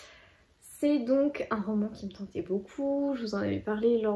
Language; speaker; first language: French; native; French